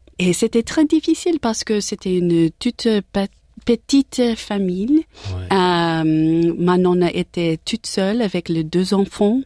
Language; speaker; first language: French; non-native, learner; English